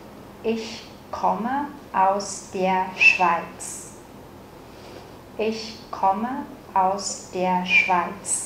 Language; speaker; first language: German; non-native, fluent; Vietnamese